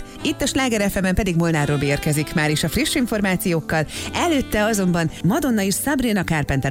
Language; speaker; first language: Hungarian; native; Hungarian